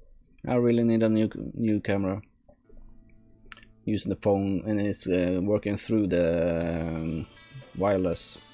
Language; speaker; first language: English; non-native, fluent; Norwegian